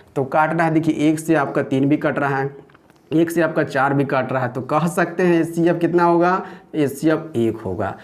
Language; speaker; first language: Hindi; native; Hindi